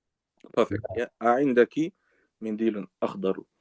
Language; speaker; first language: Arabic; non-native, fluent; English